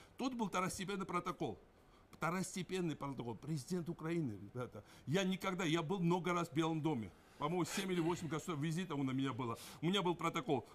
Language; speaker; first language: Russian; non-native, local second language; Georgian